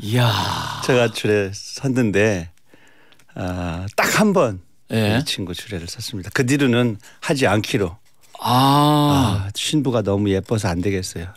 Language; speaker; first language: Korean; native; Korean